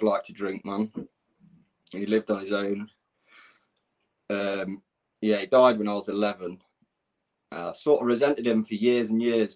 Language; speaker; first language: English; native; English